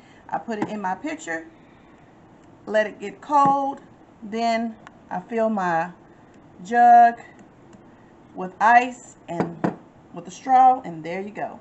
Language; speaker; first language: English; native; English